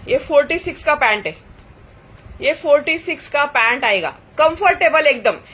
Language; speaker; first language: Hindi; non-native, local second language; Marathi